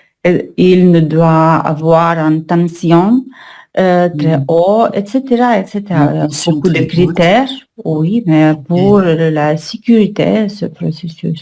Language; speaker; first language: French; non-native, learner; Russian